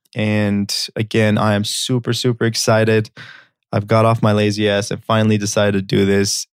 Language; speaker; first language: English; early bilingual, other home language; Armenian